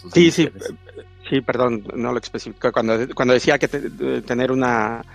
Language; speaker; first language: Spanish; native; Spanish